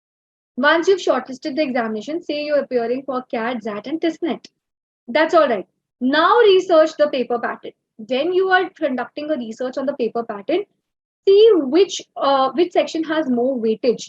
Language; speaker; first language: English; non-native, local second language; Hindi